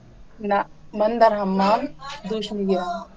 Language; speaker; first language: Persian; non-native, learner; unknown